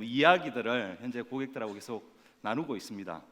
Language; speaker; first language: Korean; native; Korean